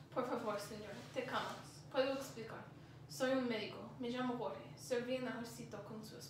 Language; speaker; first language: Spanish; non-native, learner; English